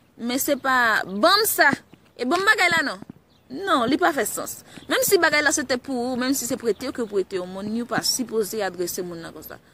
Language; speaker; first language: Haitian Creole; early bilingual, heritage; Haitian Creole